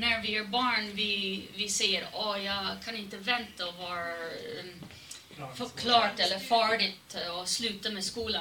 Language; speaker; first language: Swedish; non-native, learner; English